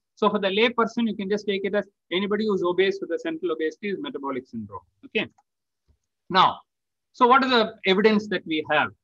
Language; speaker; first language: English; non-native, local second language; Tamil